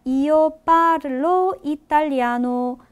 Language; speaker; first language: Italian; non-native, fluent; Korean